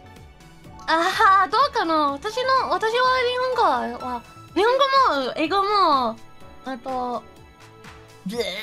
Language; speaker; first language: Japanese; non-native, learner; English